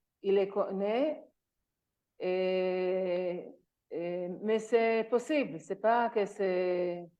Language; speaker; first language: French; non-native, learner; Hebrew